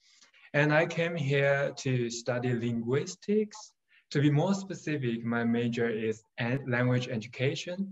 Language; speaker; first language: English; non-native, fluent; Chinese